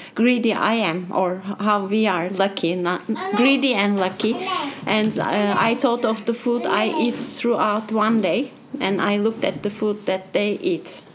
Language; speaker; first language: English; non-native, fluent; Turkish